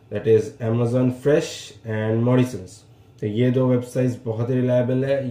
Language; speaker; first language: Hindi; native; Hindi